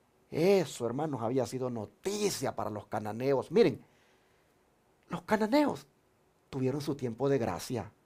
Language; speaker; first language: Spanish; native; Spanish